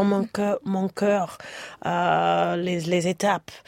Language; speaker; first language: French; non-native, learner; English